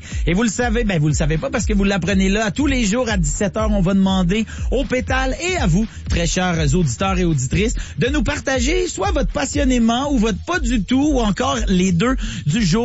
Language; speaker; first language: French; native; French